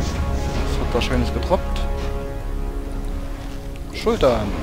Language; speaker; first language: German; native; German